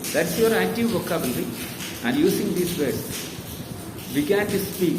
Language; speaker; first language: English; non-native, local second language; Malayalam